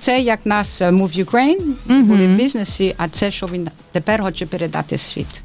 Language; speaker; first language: Ukrainian; early bilingual, heritage; Ukrainian